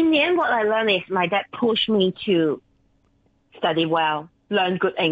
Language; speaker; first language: English; non-native, local second language; Cantonese